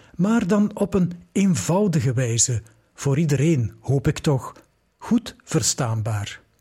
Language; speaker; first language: Dutch; native; Dutch